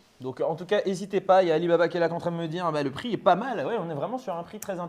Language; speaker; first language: French; native; French